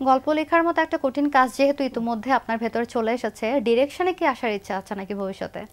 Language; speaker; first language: Bangla; native; Bangla